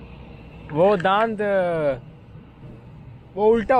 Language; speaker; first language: Hindi; non-native, local second language; Malayalam